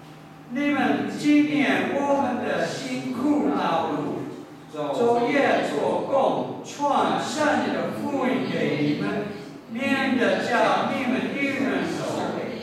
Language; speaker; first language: Chinese; non-native, learner; English